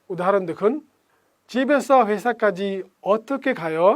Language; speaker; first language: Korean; non-native, fluent; Bangla